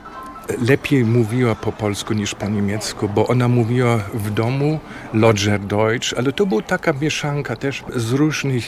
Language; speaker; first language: Polish; non-native, fluent; German